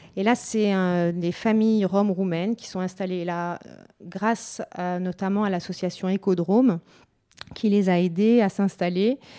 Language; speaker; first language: French; native; French